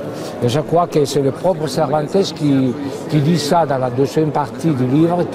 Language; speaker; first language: French; non-native, fluent; Spanish